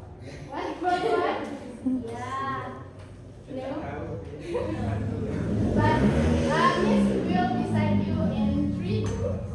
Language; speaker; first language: English; non-native, learner; Indonesian